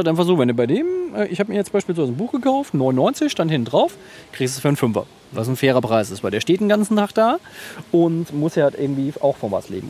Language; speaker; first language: German; native; German